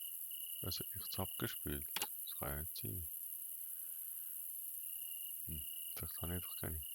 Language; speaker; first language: German; native; German